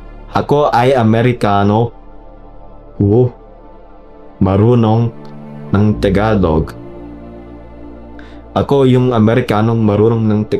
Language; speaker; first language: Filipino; non-native, learner; English